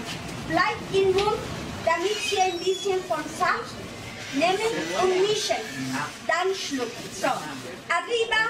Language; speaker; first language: German; non-native, learner; Spanish